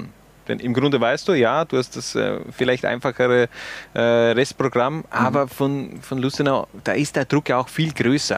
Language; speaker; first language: German; native; German